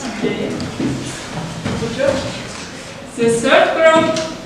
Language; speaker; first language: English; non-native, learner; Kazakh